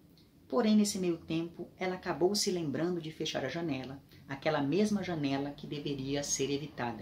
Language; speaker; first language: Portuguese; native; Portuguese